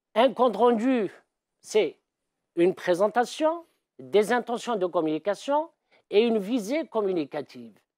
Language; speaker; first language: French; non-native, local second language; Arabic